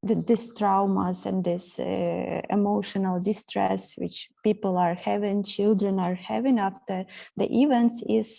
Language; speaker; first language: English; non-native, fluent; Ukrainian